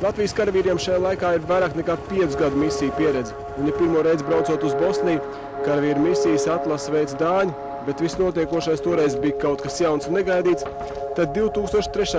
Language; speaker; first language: Latvian; native; Latvian